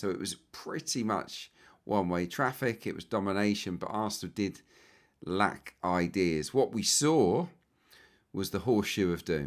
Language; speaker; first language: English; native; English